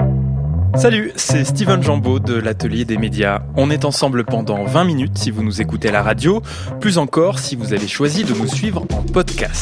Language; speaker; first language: French; native; French